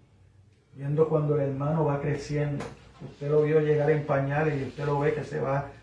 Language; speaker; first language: Spanish; native; Spanish